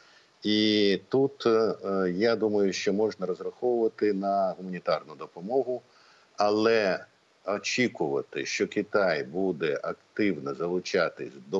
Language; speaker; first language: Ukrainian; native; Ukrainian